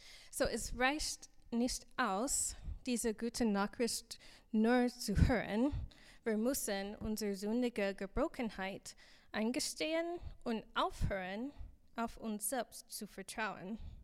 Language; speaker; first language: German; non-native, fluent; English